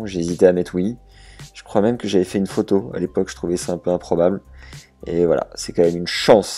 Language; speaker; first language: French; native; French